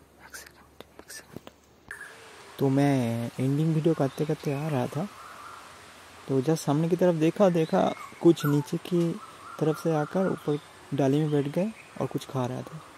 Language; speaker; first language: Hindi; non-native, local second language; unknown